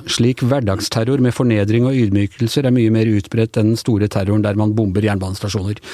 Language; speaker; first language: Norwegian; native; Norwegian